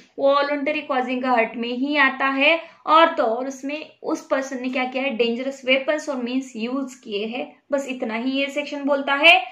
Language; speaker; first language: Hindi; non-native, local second language; Marathi